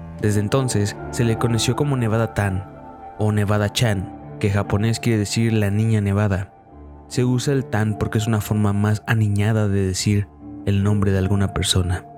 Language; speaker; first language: Spanish; native; Spanish